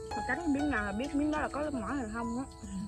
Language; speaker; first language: Vietnamese; native; Vietnamese